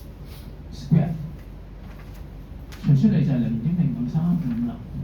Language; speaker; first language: Cantonese; native; Cantonese